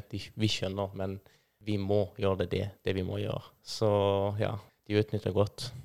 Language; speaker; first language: Norwegian; non-native, fluent; Persian